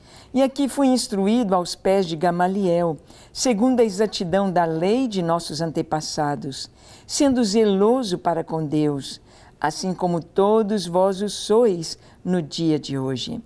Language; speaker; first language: Portuguese; native; Portuguese